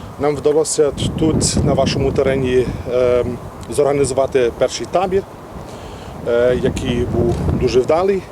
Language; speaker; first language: Ukrainian; early bilingual, heritage; Ukrainian